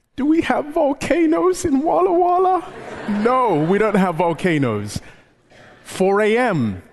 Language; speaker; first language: English; early bilingual, other home language; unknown